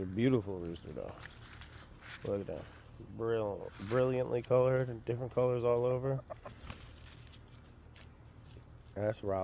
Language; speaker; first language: English; native; English